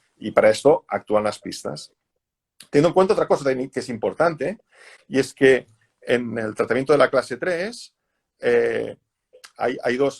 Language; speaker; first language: Spanish; native; Spanish